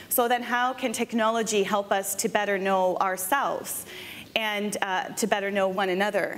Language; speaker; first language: English; native; English